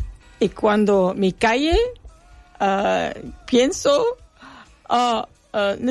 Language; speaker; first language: Spanish; non-native, learner; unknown